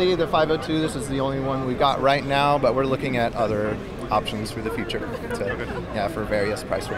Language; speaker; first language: English; native; English